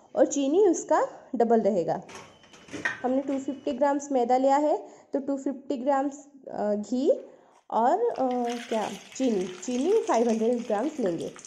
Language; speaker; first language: Hindi; non-native, local second language; Odia